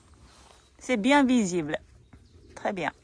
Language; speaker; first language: French; non-native, learner; Japanese